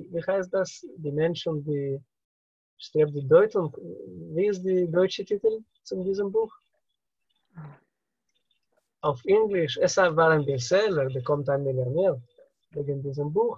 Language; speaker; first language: German; non-native, learner; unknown